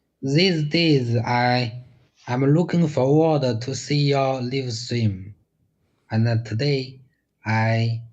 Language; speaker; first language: English; non-native, learner; Chinese